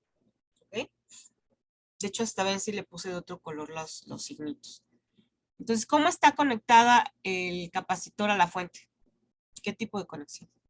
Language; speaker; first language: Spanish; native; Spanish